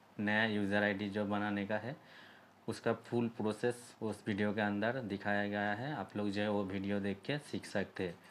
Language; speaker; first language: Hindi; native; Hindi